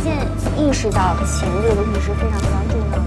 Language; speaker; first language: Chinese; native; Chinese